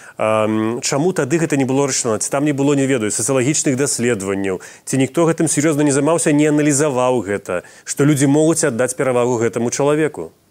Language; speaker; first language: Belarusian; native; Belarusian